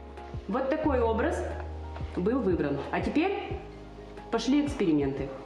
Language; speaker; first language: Russian; native; Russian